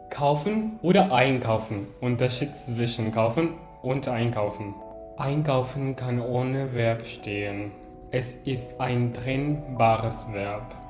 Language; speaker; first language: German; non-native, fluent; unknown